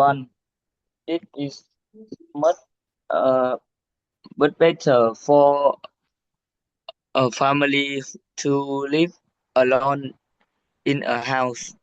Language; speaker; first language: English; non-native, learner; Vietnamese